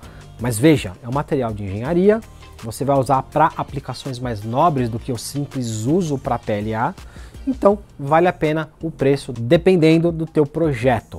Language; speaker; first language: Portuguese; native; Portuguese